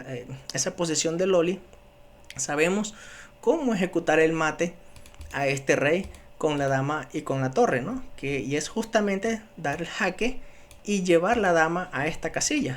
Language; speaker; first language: Spanish; native; Spanish